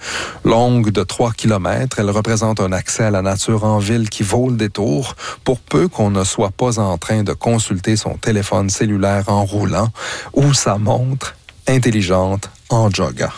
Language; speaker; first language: French; native; French